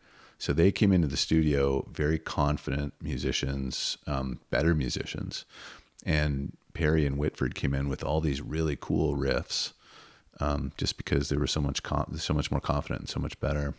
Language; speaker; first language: English; native; English